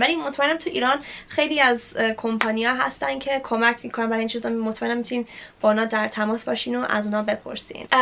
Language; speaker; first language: Persian; early bilingual, heritage; Persian